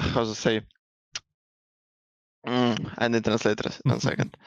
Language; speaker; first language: English; non-native, learner; Russian